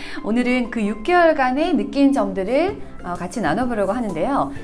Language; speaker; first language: Korean; native; Korean